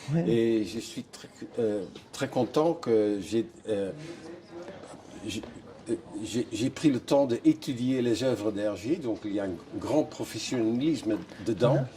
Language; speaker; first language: French; non-native, fluent; Dutch